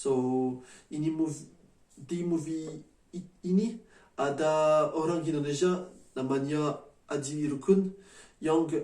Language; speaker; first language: Indonesian; non-native, learner; French